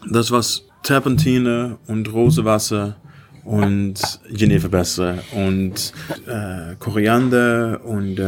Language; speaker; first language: German; non-native, learner; Dutch